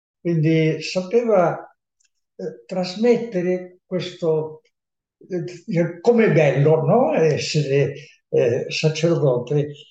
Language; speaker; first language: Italian; non-native, fluent; Catalan